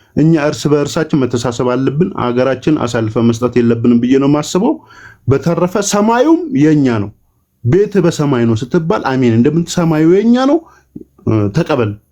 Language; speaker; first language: Amharic; native; Amharic